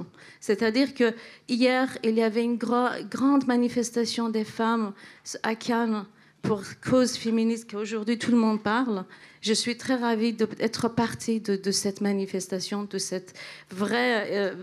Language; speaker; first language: French; non-native, fluent; Central Kurdish